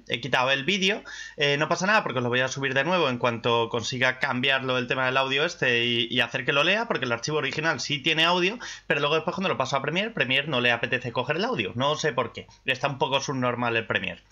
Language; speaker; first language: Spanish; native; Spanish